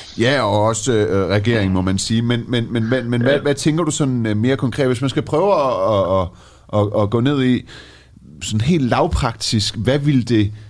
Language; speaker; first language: Danish; early bilingual, other home language; Persian